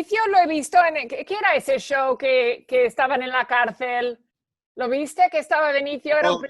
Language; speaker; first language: Spanish; early bilingual, heritage; Spanish